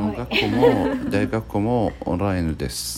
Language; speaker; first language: Japanese; non-native, learner; Arabic